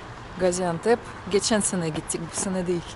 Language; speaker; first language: Turkish; non-native, learner; Russian